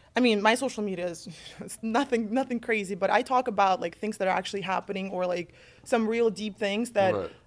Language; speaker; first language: English; non-native, fluent; Russian